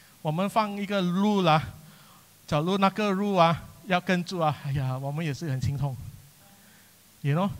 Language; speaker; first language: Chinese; non-native, local second language; English